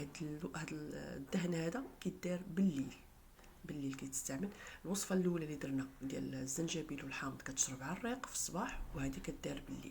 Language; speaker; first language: Arabic; native; Arabic